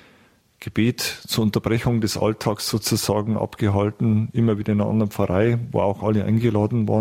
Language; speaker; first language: German; native; German